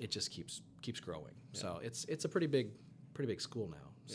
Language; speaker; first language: English; native; English